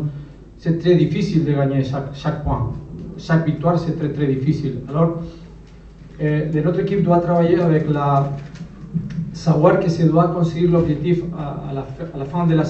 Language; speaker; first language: French; non-native, learner; Spanish